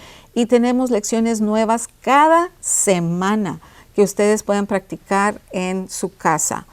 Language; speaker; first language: Spanish; early bilingual, heritage; Spanish